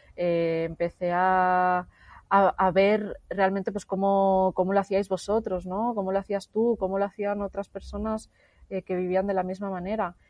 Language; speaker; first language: Spanish; native; Spanish